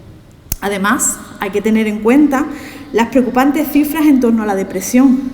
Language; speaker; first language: Spanish; native; Spanish